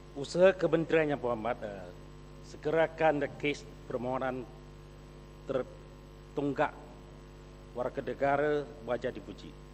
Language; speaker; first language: Malay; non-native, local second language; Chinese